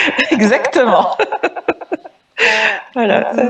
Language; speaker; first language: French; non-native, local second language; Arabic